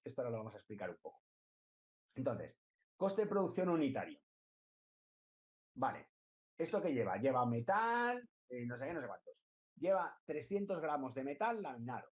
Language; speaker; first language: Spanish; native; Spanish